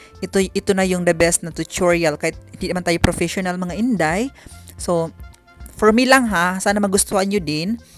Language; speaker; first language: Filipino; non-native, local second language; Cebuano